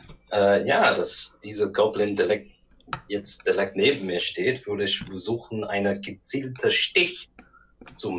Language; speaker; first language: German; non-native, learner; English